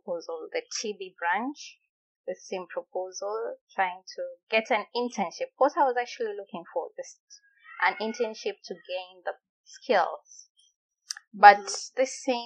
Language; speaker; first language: English; non-native, local second language; Gusii